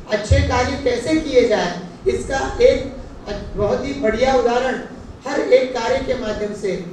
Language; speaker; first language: Hindi; non-native, local second language; Marathi